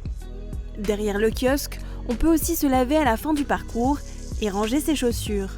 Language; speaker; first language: French; native; French